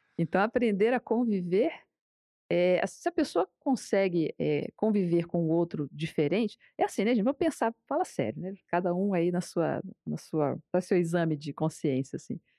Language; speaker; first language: Portuguese; native; Portuguese